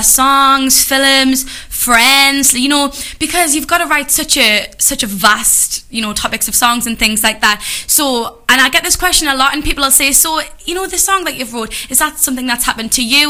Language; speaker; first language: English; native; English